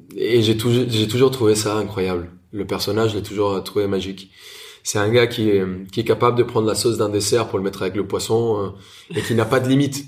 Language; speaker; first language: French; non-native, fluent; Spanish